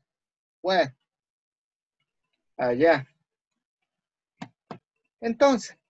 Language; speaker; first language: Spanish; native; Spanish